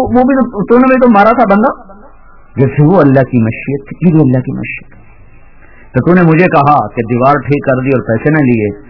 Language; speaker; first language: Urdu; non-native, local second language; Punjabi